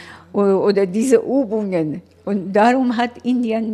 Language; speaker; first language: German; non-native, learner; Persian